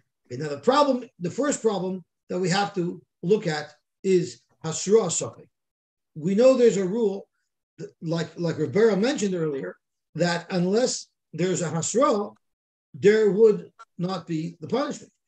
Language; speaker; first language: English; native; English